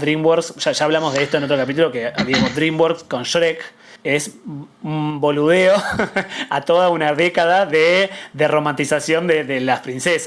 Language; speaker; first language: Spanish; native; Spanish